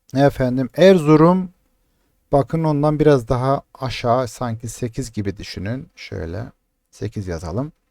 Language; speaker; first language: Turkish; native; Turkish